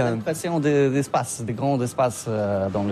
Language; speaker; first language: French; non-native, learner; Polish